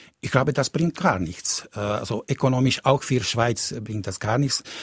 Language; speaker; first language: German; non-native, fluent; Slovak